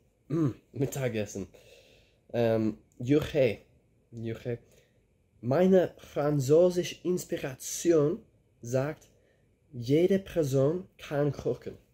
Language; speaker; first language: German; non-native, learner; English